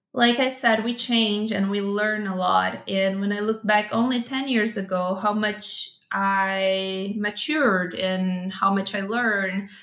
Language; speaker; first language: English; non-native, fluent; Portuguese